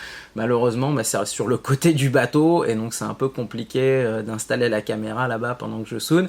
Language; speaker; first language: French; native; French